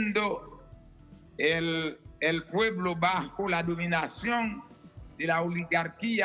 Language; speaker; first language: Spanish; non-native, fluent; Haitian Creole